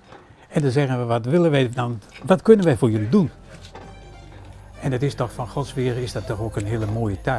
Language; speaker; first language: Dutch; native; Dutch